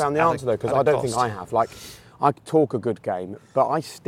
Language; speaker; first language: English; native; English